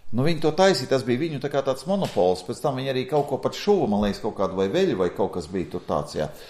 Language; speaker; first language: Latvian; native; Latvian